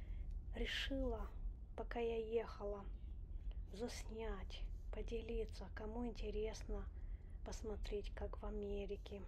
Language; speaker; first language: Russian; non-native, local second language; Romanian